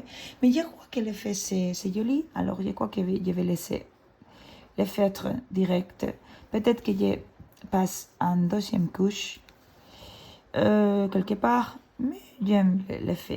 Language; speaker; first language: French; non-native, fluent; Spanish